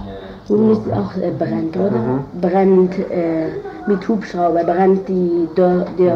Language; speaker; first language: German; non-native, learner; Kurdish